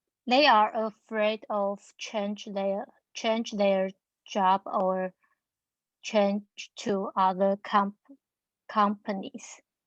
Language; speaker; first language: English; non-native, learner; Chinese